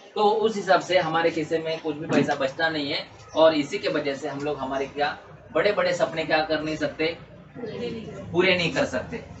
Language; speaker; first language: Hindi; non-native, local second language; Marathi